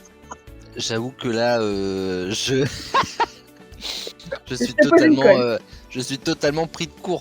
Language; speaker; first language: French; native; French